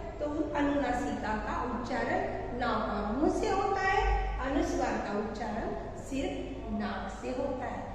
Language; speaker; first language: Hindi; non-native, local second language; Marathi